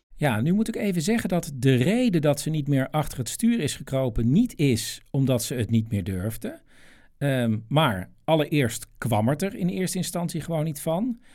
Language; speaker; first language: Dutch; native; Dutch